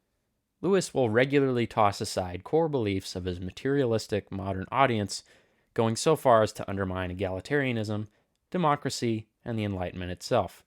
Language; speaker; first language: English; native; English